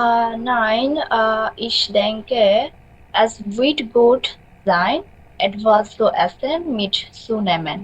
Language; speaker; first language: German; non-native, learner; Bangla